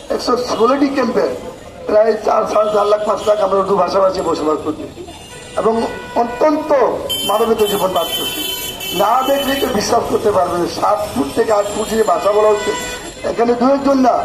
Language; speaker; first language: Bangla; non-native, local second language; Urdu